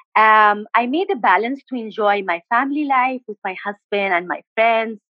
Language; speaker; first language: English; non-native, fluent; Arabic